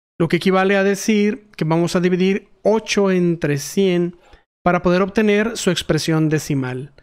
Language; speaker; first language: Spanish; native; Spanish